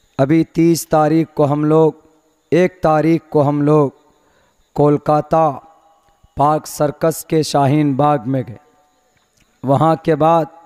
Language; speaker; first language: Hindi; native; Hindi